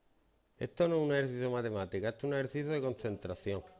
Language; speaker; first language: Spanish; native; Spanish